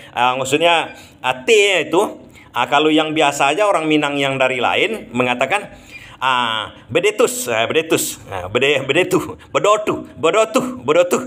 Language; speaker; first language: Indonesian; non-native, local second language; Minangkabau